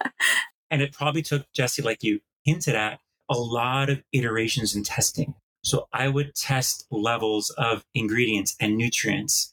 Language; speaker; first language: English; native; English